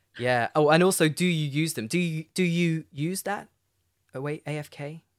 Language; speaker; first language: English; native; English